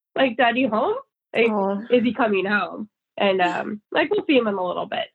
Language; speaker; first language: English; native; English